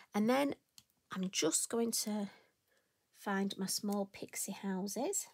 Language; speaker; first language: English; native; English